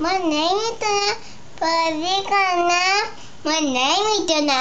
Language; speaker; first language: Persian; early bilingual, heritage; Persian